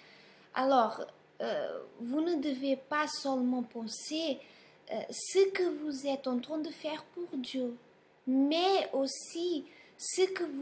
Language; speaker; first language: French; non-native, fluent; Portuguese